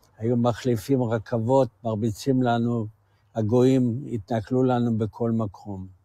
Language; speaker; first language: Hebrew; early bilingual, other home language; Yiddish